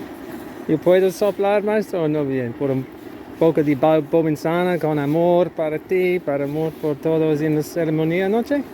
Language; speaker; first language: Spanish; non-native, learner; English